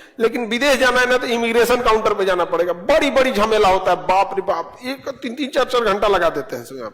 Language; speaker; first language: Hindi; native; Hindi